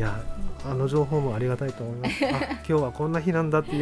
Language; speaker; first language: Japanese; native; Japanese